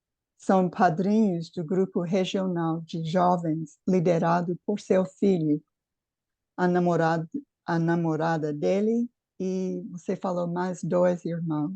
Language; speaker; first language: Portuguese; non-native, fluent; English